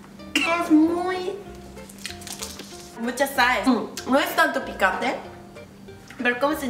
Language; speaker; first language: Spanish; non-native, learner; Korean